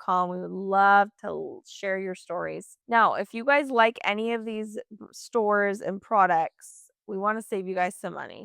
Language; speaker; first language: English; native; English